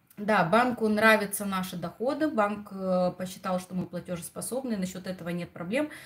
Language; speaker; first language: Russian; non-native, local second language; Romanian